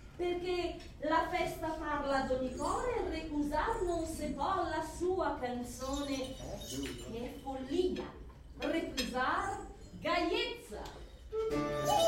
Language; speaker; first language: Italian; native; Italian